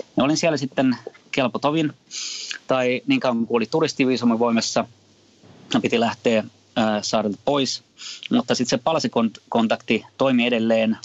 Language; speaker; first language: Finnish; native; Finnish